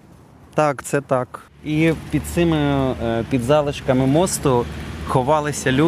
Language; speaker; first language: Polish; non-native, learner; Ukrainian